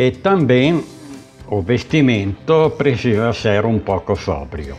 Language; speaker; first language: Portuguese; non-native, learner; Italian